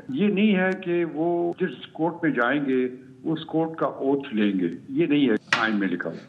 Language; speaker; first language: Urdu; native; Urdu